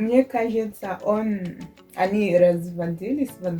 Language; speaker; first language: Russian; non-native, fluent; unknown